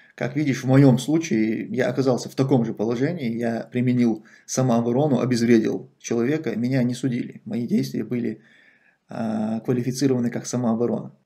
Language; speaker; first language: Russian; non-native, local second language; Chechen